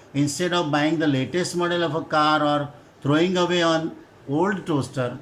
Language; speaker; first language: English; non-native, local second language; Gujarati